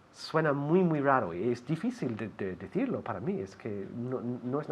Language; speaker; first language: Spanish; non-native, fluent; English